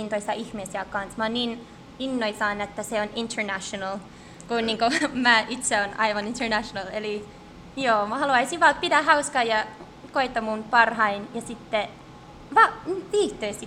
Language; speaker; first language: Finnish; early bilingual, heritage; English